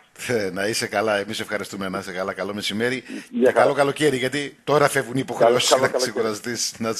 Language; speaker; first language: Greek; native; Greek